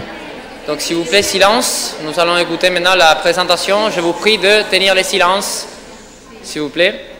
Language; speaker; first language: French; non-native, fluent; Spanish